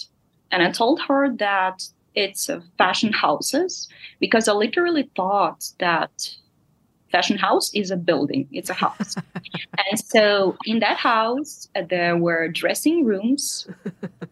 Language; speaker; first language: English; non-native, fluent; Ukrainian